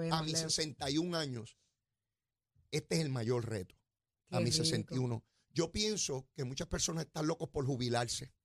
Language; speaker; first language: Spanish; native; Spanish